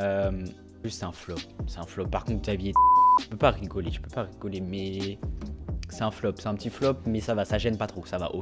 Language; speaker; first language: French; native; French